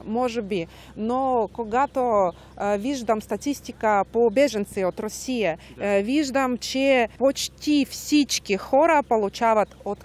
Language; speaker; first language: Bulgarian; non-native, learner; Russian